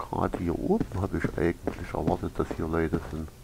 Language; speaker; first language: German; native; German